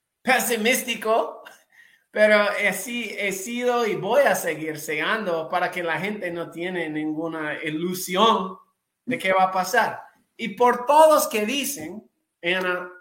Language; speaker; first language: Spanish; non-native, fluent; English